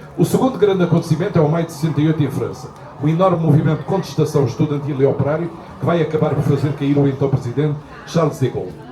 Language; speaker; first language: Portuguese; native; Portuguese